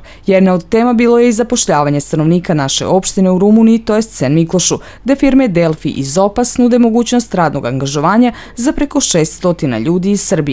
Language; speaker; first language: Serbian; native; Serbian